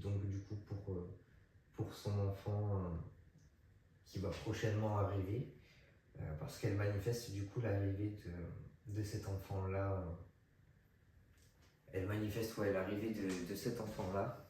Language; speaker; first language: French; native; French